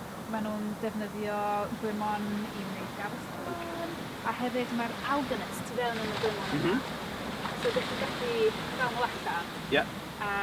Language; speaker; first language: Welsh; non-native, local second language; English